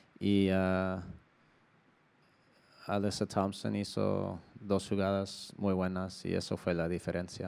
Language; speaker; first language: Spanish; non-native, learner; English